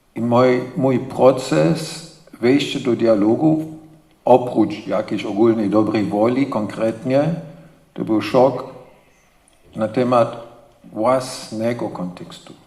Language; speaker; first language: Polish; non-native, fluent; German